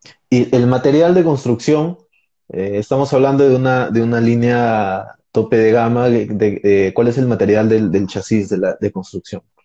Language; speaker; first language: Spanish; native; Spanish